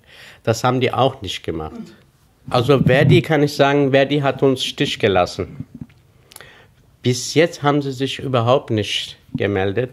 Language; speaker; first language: German; non-native, fluent; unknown